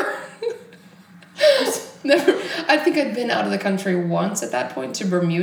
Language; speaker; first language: English; native; English